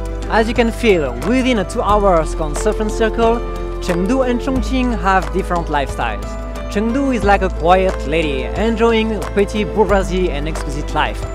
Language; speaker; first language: English; non-native, fluent; French